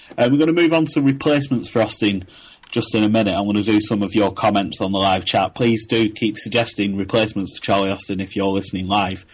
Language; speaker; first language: English; native; English